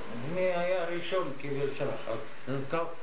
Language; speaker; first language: Hebrew; non-native, fluent; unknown